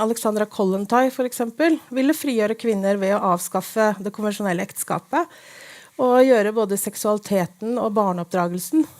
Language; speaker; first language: Norwegian; native; Norwegian